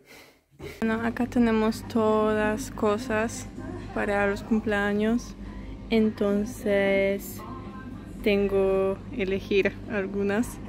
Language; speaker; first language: Spanish; non-native, learner; Polish